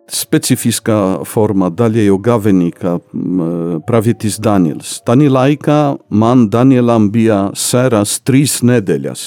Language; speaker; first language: Latvian; non-native, fluent; Polish